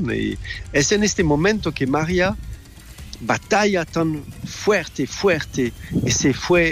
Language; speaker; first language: Spanish; non-native, fluent; French